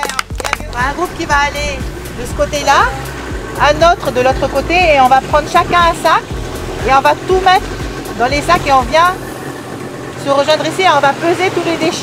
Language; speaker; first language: French; native; French